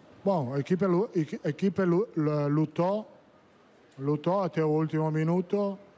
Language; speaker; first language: Portuguese; non-native, fluent; Italian